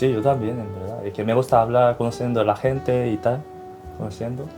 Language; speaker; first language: Spanish; non-native, learner; Korean